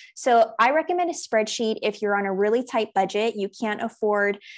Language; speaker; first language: English; native; English